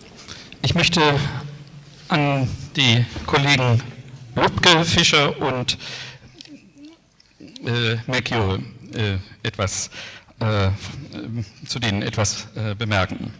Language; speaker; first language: German; native; German